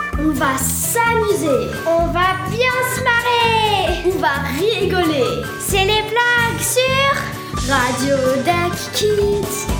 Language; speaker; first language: French; native; French